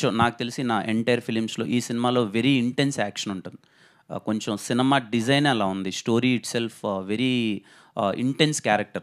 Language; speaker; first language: Telugu; native; Telugu